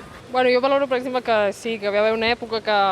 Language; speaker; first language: Catalan; native; Catalan